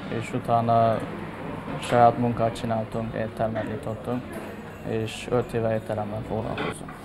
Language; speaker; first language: Hungarian; non-native, learner; Turkish